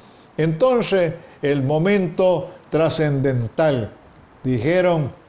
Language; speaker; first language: Spanish; native; Spanish